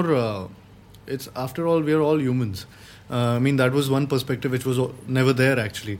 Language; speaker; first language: English; non-native, local second language; Hindi